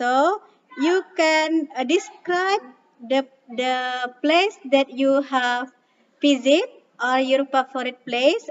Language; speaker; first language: English; non-native, fluent; Indonesian